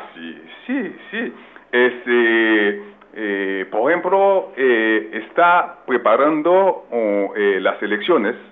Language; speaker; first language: Spanish; non-native, fluent; French